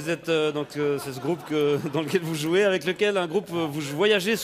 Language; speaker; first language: French; native; French